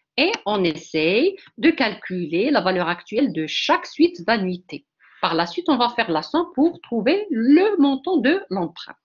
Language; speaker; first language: French; non-native, local second language; Arabic